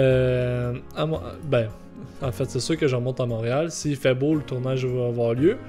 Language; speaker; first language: French; native; French